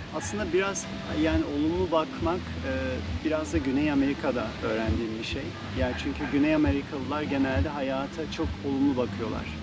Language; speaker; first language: Turkish; native; Turkish